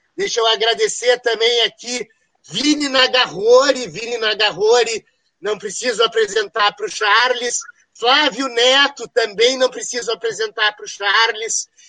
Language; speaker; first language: Portuguese; native; Portuguese